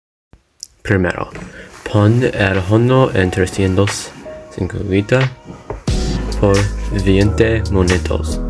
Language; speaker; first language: Spanish; non-native, learner; English